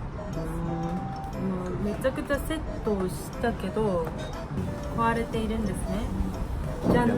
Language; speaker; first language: Japanese; non-native, fluent; Korean